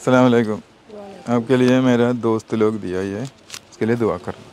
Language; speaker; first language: Hindi; non-native, local second language; Malayalam